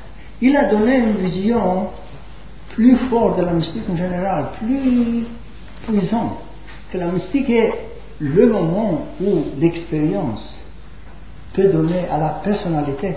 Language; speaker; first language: French; non-native, fluent; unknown